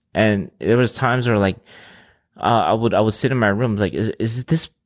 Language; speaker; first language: English; early bilingual, other home language; Filipino